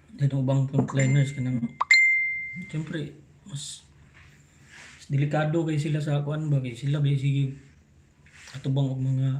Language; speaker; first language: Cebuano; native; Cebuano